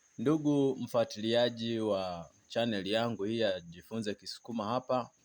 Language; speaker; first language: Swahili; non-native, local second language; Sukuma